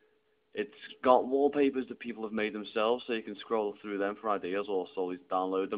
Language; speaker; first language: English; native; English